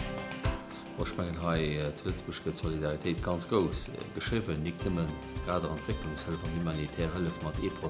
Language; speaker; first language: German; non-native, local second language; Luxembourgish